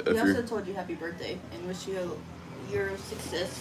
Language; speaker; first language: English; native; English